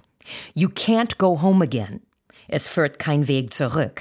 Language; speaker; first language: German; non-native, fluent; English